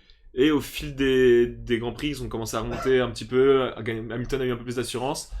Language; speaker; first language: French; native; French